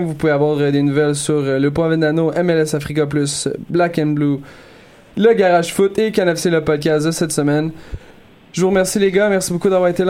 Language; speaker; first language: French; native; French